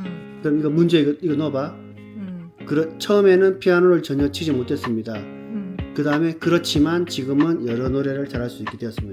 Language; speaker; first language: Korean; native; Korean